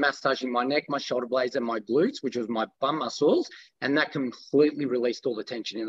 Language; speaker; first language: English; early bilingual, other home language; Greek